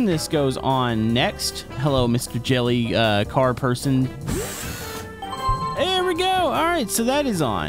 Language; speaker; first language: English; native; English